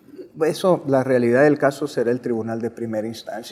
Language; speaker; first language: Spanish; native; Spanish